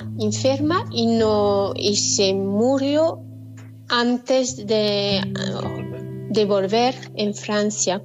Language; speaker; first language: Spanish; non-native, learner; French